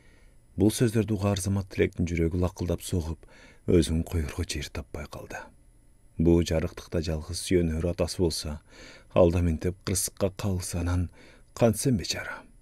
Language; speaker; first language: Kyrgyz; native; Kyrgyz